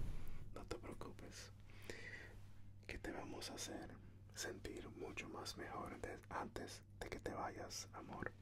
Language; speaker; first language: Spanish; early bilingual, heritage; Spanish